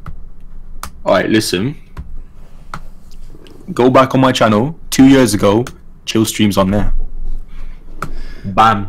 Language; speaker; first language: English; native; English